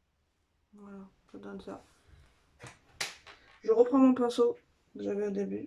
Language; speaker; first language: French; native; French